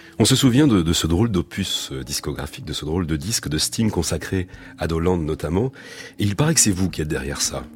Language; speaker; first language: French; native; French